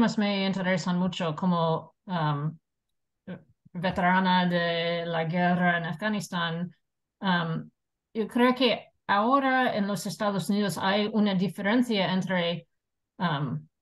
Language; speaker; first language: Spanish; non-native, fluent; English